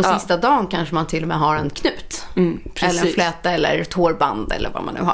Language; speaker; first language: Swedish; native; Swedish